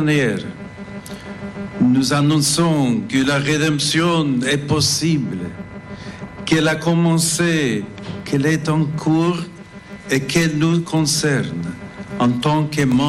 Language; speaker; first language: French; non-native, fluent; English